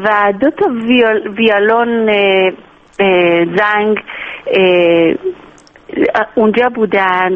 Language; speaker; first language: Persian; early bilingual, heritage; Persian